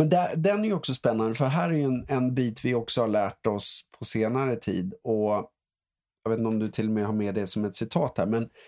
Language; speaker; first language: Swedish; native; Swedish